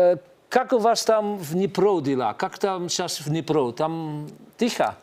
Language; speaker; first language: Russian; non-native, learner; Dutch